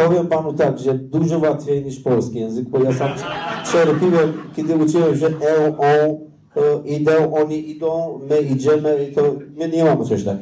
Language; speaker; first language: Polish; non-native, learner; Persian